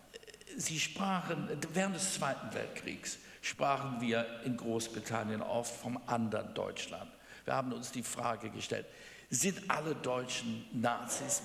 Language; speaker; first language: German; non-native, fluent; English